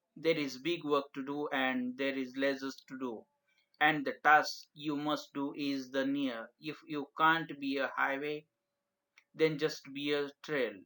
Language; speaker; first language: English; non-native, local second language; Marathi